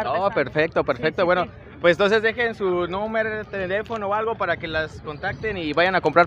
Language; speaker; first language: Spanish; native; Spanish